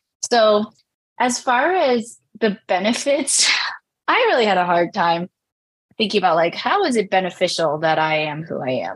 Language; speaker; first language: English; native; English